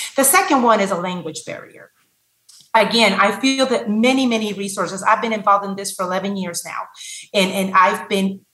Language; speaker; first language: English; non-native, fluent; Spanish